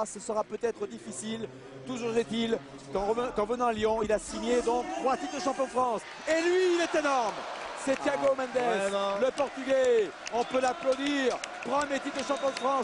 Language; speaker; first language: French; native; French